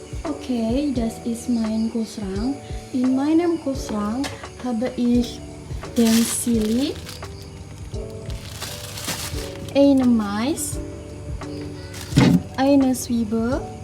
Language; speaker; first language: German; non-native, learner; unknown